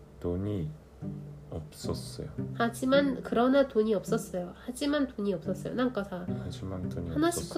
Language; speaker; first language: Korean; non-native, learner; Japanese